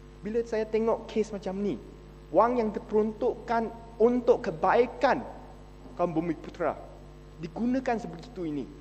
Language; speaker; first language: Malay; non-native, local second language; Chinese